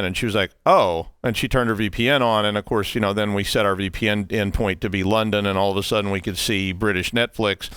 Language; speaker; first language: English; native; English